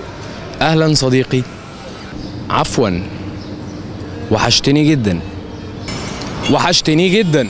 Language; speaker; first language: Arabic; non-native, learner; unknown